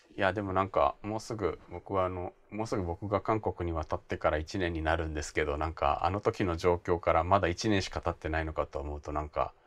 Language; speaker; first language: Japanese; native; Japanese